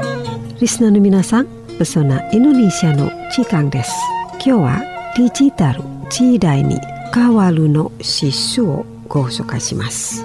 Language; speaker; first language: Japanese; non-native, fluent; Indonesian